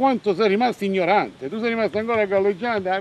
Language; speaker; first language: Italian; native; Italian